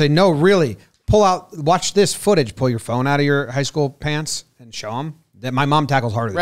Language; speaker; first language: English; native; English